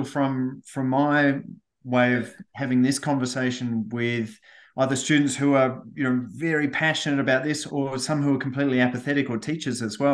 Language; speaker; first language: English; native; English